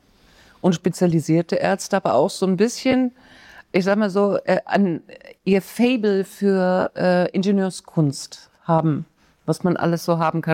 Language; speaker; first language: German; native; German